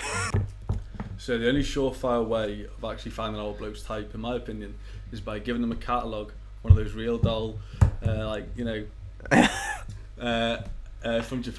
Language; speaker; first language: English; native; English